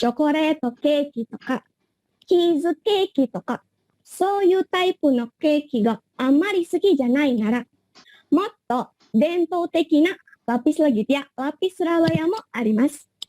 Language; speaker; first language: Japanese; non-native, learner; Indonesian